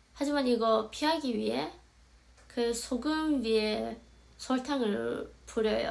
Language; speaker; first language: Korean; non-native, fluent; Azerbaijani